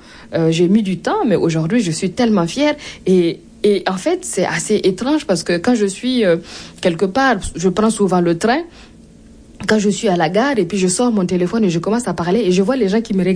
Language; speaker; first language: French; non-native, local second language; Mossi